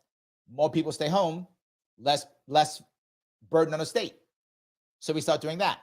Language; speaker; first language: English; native; English